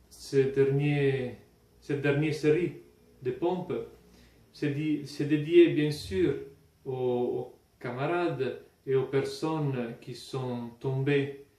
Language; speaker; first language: French; non-native, fluent; Italian